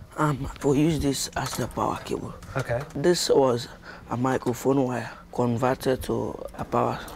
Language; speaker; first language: English; non-native, local second language; Krio